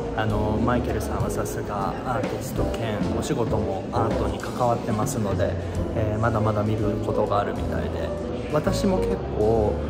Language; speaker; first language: Japanese; native; Japanese